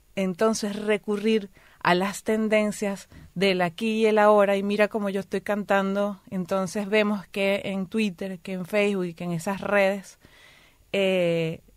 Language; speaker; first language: Spanish; native; Spanish